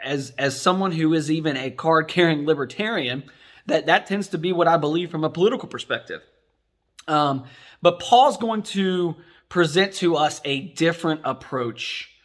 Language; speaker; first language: English; native; English